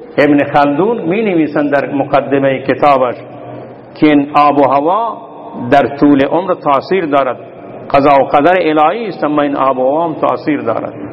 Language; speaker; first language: Persian; non-native, local second language; Baluchi